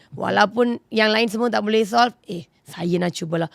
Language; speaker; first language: Malay; non-native, local second language; Tamil